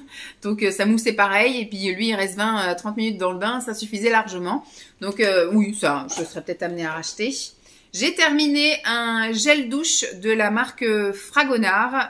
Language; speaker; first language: French; native; French